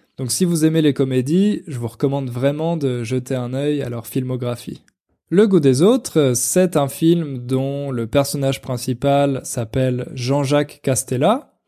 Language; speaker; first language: French; native; French